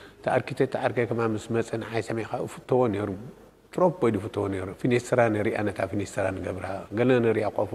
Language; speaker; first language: Tigrinya; non-native, local second language; Italian